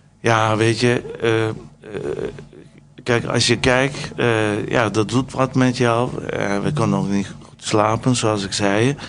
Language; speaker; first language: Dutch; non-native, fluent; Turkish